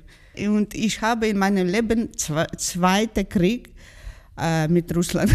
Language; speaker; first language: German; non-native, learner; Georgian